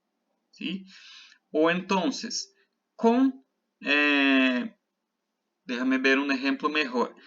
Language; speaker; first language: Spanish; non-native, fluent; Portuguese